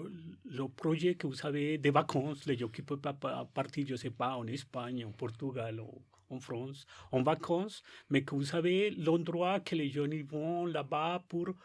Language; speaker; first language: French; non-native, learner; Spanish